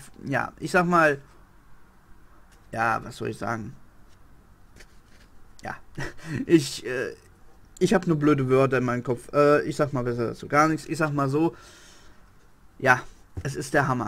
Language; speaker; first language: German; native; German